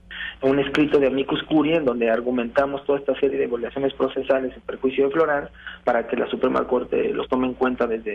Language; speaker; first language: Spanish; native; Spanish